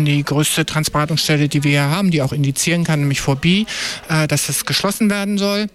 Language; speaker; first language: German; native; German